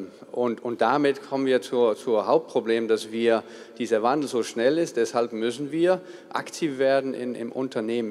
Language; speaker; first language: German; non-native, fluent; Danish